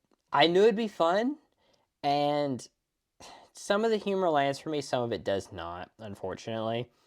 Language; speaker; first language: English; native; English